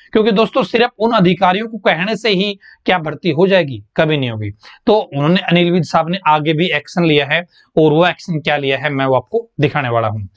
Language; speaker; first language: Hindi; native; Hindi